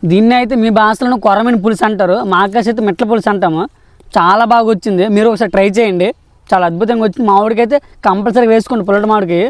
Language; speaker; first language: Telugu; non-native, local second language; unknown